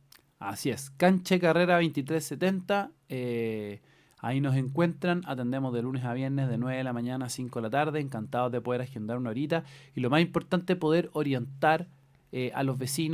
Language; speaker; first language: Spanish; native; Spanish